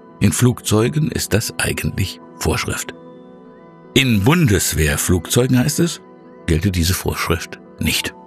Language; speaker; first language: German; native; German